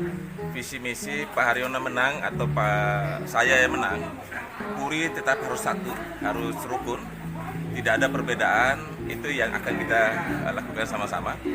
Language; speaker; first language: Indonesian; native; Indonesian